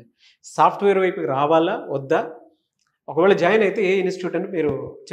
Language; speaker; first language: Telugu; native; Telugu